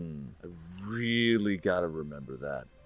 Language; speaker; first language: English; native; English